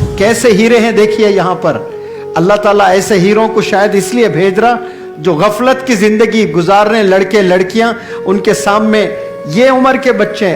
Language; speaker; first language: Urdu; native; Urdu